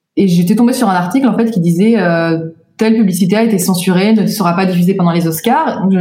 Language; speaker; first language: French; native; French